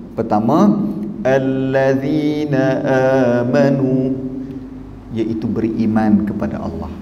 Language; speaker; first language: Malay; native; Malay